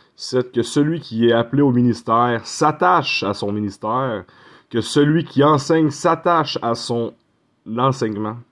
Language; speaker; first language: French; native; French